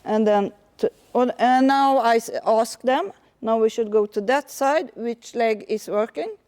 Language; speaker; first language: English; non-native, fluent; Swedish